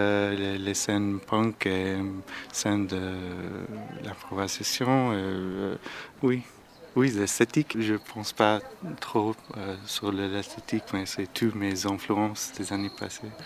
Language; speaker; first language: French; non-native, learner; English